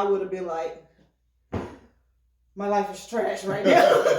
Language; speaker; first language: English; native; English